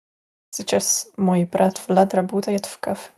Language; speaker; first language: Russian; non-native, learner; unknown